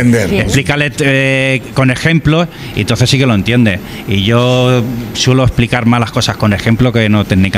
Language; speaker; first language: Spanish; native; Spanish